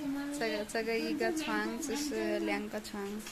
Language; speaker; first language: Chinese; non-native, learner; Nepali